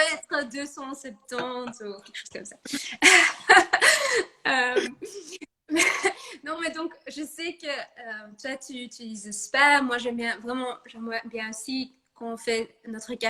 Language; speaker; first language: French; non-native, fluent; Dutch